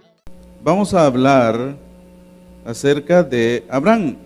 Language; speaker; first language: Spanish; native; Spanish